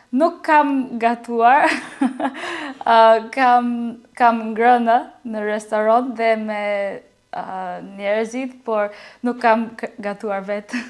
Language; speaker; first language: Albanian; non-native, learner; English